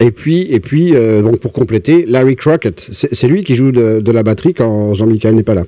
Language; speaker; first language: French; native; French